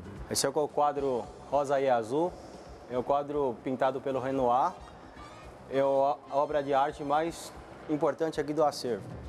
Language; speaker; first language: Portuguese; non-native, fluent; Chinese